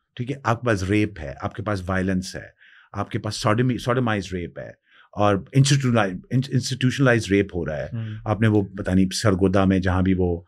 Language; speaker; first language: Urdu; non-native, local second language; Sindhi